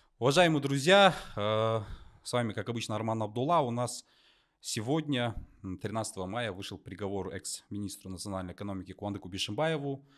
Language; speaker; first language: Russian; non-native, local second language; Kazakh